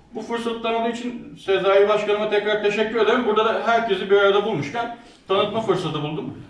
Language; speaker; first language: Turkish; native; Turkish